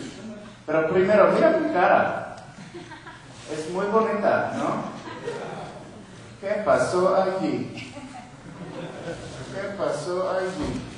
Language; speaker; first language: Spanish; non-native, learner; English